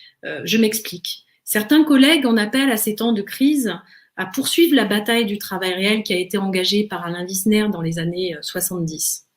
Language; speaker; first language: French; native; French